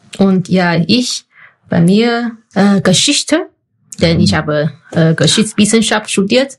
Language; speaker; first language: German; non-native, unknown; Chinese